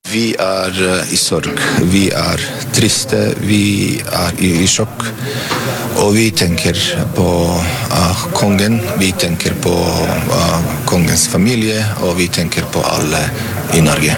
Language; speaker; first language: Norwegian; non-native, fluent; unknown